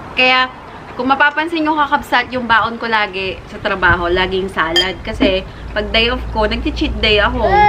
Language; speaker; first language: Filipino; non-native, local second language; Iloko